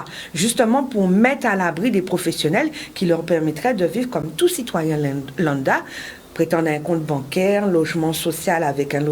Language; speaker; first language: French; native; French